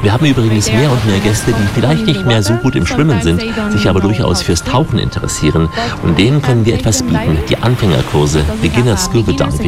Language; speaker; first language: German; native; German